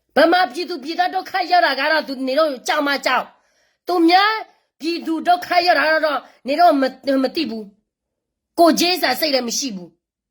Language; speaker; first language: Burmese; non-native, local second language; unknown